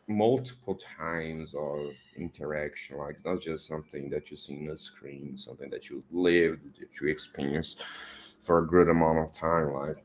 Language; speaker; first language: English; non-native, fluent; Portuguese